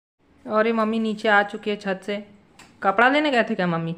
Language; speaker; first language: Hindi; native; Hindi